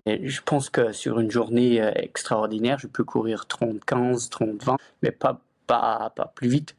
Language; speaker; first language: French; non-native, fluent; Luxembourgish